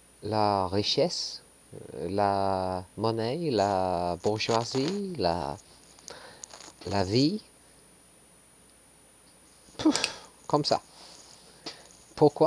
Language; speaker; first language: French; non-native, learner; English